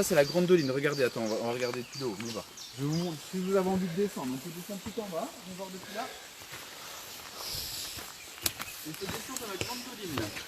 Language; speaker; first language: French; native; French